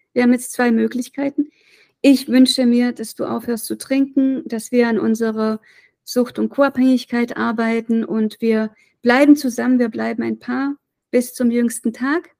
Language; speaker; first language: German; native; German